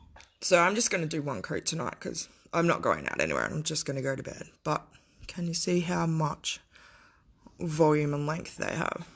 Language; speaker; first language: English; native; English